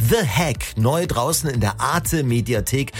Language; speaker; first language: German; native; German